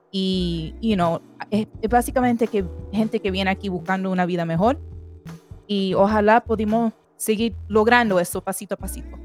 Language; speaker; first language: Spanish; early bilingual, heritage; Spanish